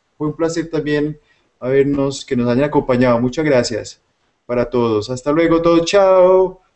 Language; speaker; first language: Spanish; native; Spanish